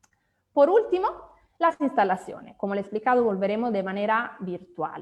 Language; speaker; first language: Spanish; native; Spanish